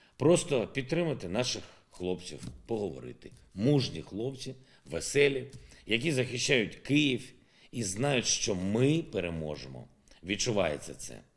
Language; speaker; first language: Ukrainian; non-native, local second language; Russian